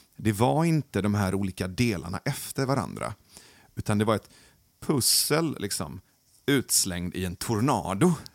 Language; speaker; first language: Swedish; early bilingual, other home language; Persian